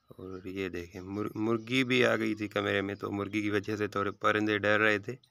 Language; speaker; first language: Urdu; non-native, local second language; Sindhi